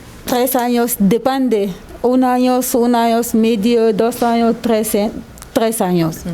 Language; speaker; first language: Spanish; non-native, learner; Susu